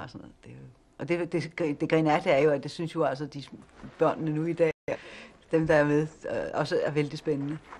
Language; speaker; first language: Danish; native; Danish